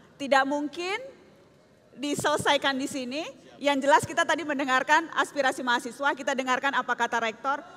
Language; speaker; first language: Indonesian; native; Indonesian